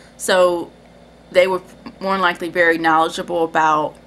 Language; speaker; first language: English; native; English